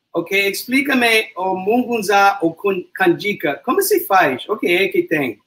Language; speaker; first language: Portuguese; non-native, learner; English